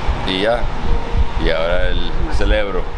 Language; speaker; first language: Spanish; non-native, learner; English